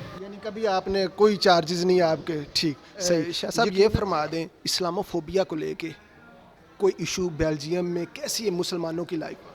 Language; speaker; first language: Urdu; non-native, local second language; Punjabi